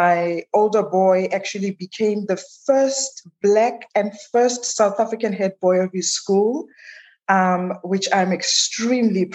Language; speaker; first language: English; non-native, local second language; Zulu